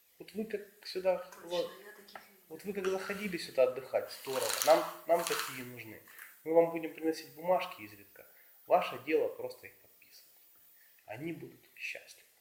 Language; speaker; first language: Russian; native; Russian